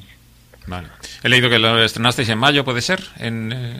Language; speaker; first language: Spanish; native; Spanish